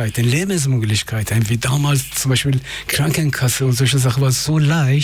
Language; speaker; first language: German; non-native, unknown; Persian